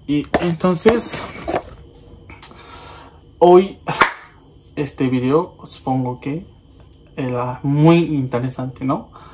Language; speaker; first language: Spanish; non-native, learner; Japanese